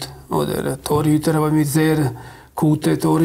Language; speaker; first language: German; non-native, fluent; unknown